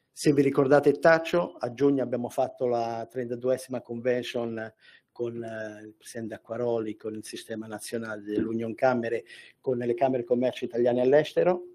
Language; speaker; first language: Italian; native; Italian